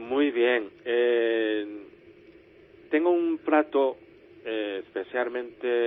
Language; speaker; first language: Spanish; non-native, fluent; Japanese